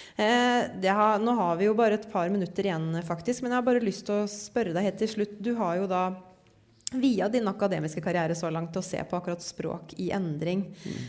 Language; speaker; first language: Norwegian; native; Norwegian